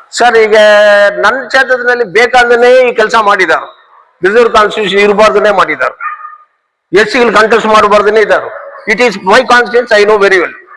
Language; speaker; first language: Kannada; non-native, local second language; Tamil